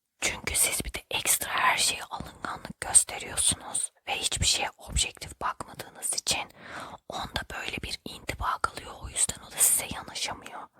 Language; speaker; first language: Turkish; native; Turkish